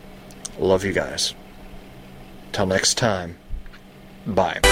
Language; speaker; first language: English; native; English